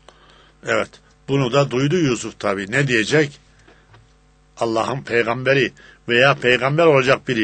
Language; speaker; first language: Turkish; native; Turkish